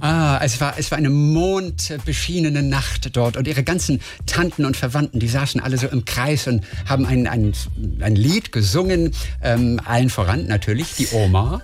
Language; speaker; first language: German; native; German